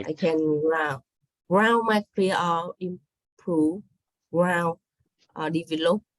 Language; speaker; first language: English; non-native, learner; Vietnamese